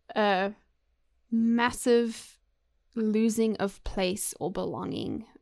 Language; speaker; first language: English; native; English